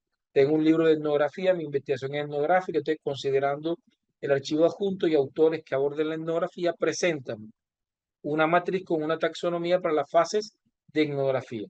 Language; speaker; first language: Spanish; native; Spanish